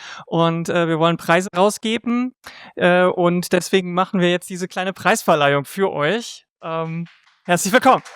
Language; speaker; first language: German; native; German